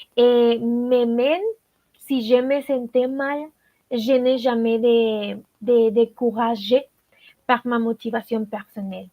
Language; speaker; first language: French; non-native, learner; Spanish